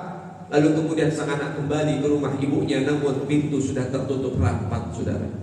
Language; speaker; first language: Indonesian; native; Indonesian